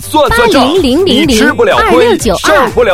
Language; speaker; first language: Chinese; native; Chinese